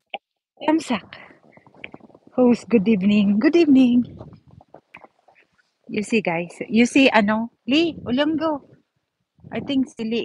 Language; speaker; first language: English; non-native, learner; Filipino